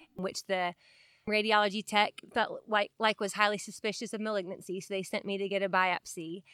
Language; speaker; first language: English; native; English